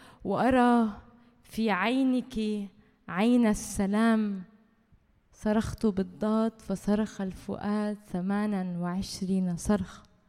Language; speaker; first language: Arabic; early bilingual, heritage; Arabic